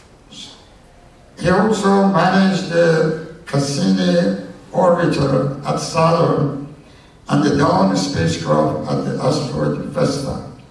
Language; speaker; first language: English; non-native, fluent; Persian